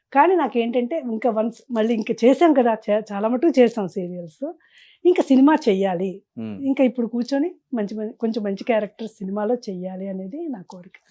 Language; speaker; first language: Telugu; native; Telugu